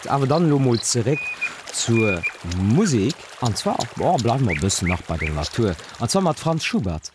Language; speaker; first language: Luxembourgish; native; Luxembourgish